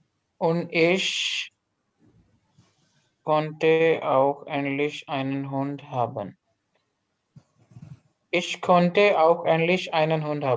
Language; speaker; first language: German; non-native, learner; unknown